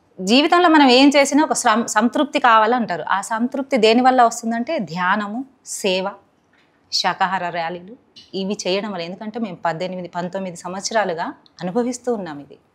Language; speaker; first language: Telugu; non-native, local second language; Hindi